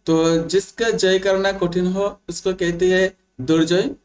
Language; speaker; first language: Hindi; non-native, local second language; Bangla